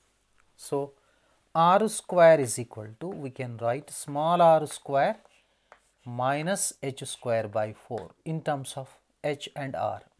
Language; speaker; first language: English; non-native, local second language; Telugu